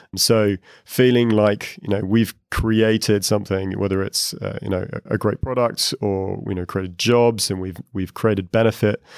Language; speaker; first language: English; native; English